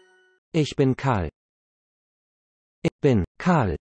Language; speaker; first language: German; non-native, learner; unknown